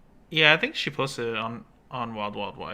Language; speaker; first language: English; native; English